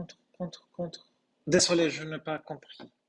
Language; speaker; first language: French; non-native, fluent; Spanish